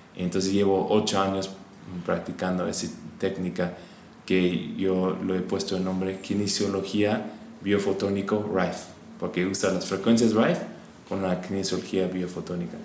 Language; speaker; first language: Spanish; non-native, fluent; English